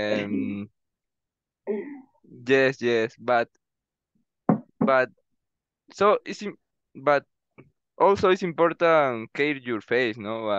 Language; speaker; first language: English; non-native, learner; Spanish